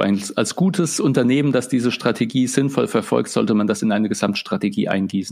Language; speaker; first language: German; native; German